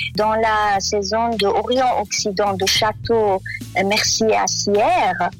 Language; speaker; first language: French; non-native, fluent; Persian